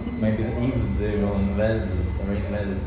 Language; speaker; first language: English; non-native, fluent; Russian